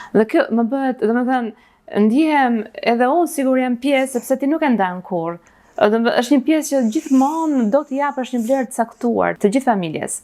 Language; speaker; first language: Albanian; native; Albanian